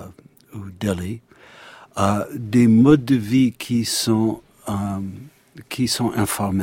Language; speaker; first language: French; non-native, learner; English